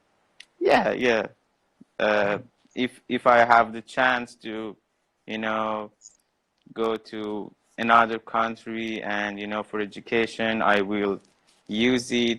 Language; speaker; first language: English; non-native, learner; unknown